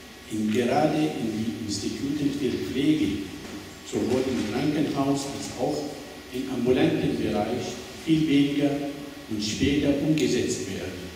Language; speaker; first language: German; non-native, fluent; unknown